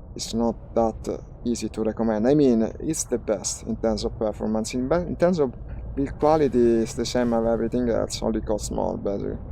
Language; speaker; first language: English; non-native, fluent; Italian